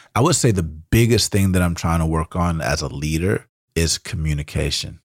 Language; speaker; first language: English; early bilingual, other home language; Spanish